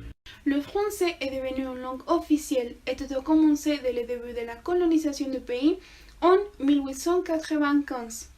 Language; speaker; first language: French; non-native, fluent; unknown